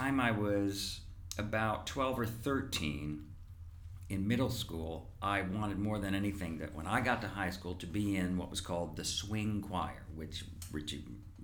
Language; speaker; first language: English; native; English